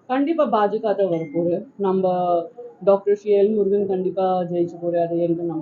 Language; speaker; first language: Tamil; non-native, learner; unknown